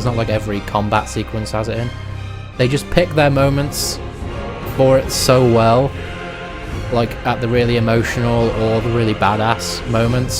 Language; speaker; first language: English; native; English